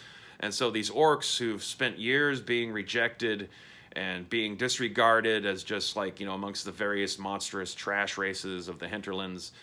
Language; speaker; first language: English; native; English